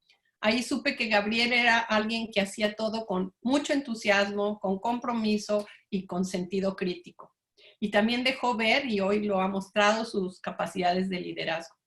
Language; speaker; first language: Spanish; native; Spanish